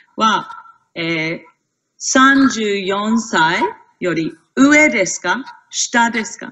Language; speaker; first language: Japanese; non-native, fluent; English